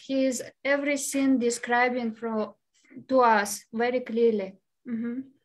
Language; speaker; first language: English; non-native, fluent; Russian